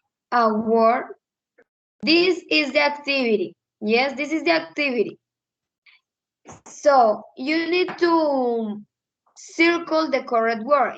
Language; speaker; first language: English; non-native, fluent; Spanish